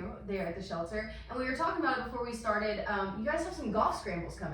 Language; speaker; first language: English; native; English